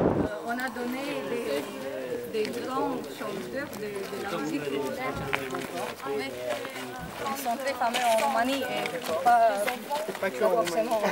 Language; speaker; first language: French; non-native, fluent; Romanian